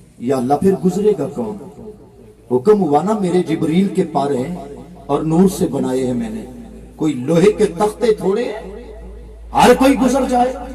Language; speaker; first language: Urdu; non-native, local second language; Punjabi